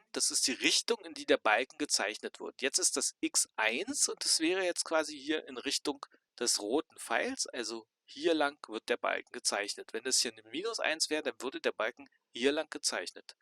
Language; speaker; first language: German; native; German